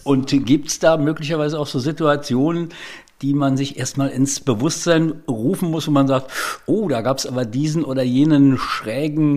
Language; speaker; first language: German; native; German